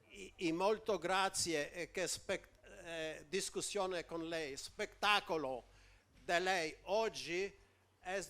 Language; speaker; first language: Italian; non-native, learner; Polish